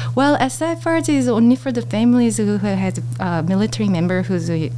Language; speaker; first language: English; non-native, fluent; Korean